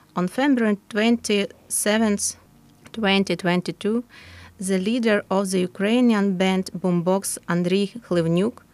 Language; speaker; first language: English; non-native, fluent; Ukrainian